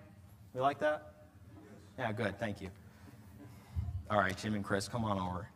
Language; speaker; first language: English; native; English